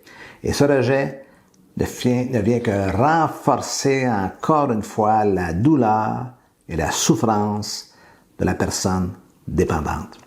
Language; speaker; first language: French; native; French